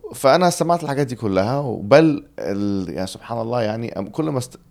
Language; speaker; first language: Arabic; early bilingual, heritage; Arabic